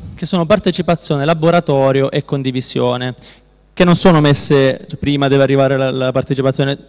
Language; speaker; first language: Italian; native; Italian